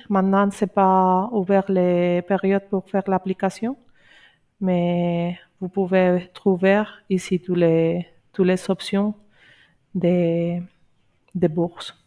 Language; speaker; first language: French; non-native, learner; Spanish